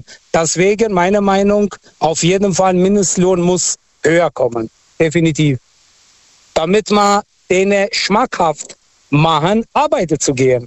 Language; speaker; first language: German; non-native, fluent; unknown